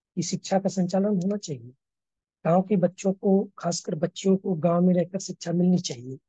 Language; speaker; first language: Hindi; native; Hindi